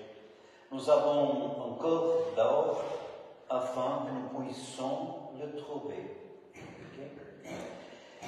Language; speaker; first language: French; non-native, learner; Portuguese